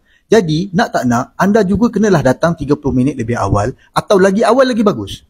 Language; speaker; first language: Malay; native; Malay